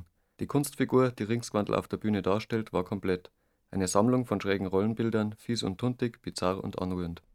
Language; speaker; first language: German; native; German